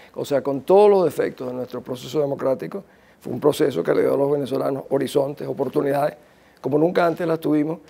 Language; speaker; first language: Spanish; native; Spanish